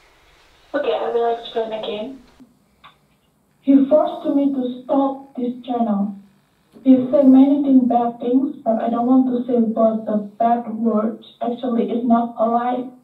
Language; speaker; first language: English; non-native, learner; Indonesian